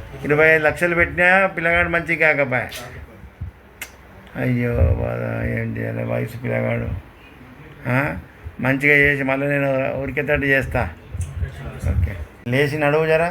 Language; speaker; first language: Telugu; native; Telugu